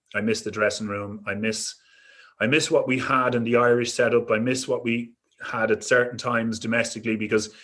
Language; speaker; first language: English; native; English